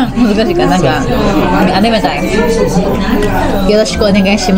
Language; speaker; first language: Japanese; native; Japanese